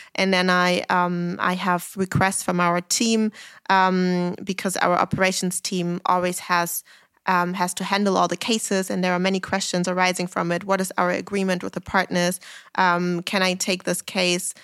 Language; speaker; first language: English; non-native, fluent; German